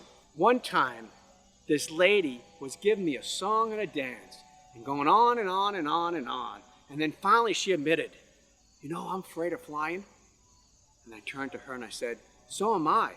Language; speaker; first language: English; native; English